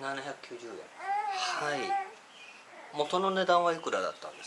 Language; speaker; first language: Japanese; native; Japanese